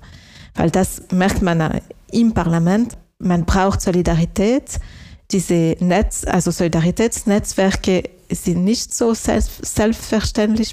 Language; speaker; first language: German; non-native, local second language; French